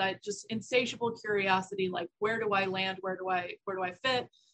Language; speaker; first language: English; native; English